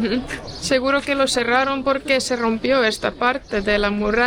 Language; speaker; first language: Spanish; non-native, fluent; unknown